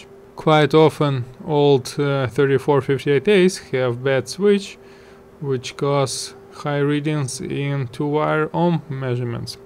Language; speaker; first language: English; non-native, fluent; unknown